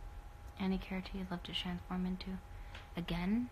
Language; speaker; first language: English; native; English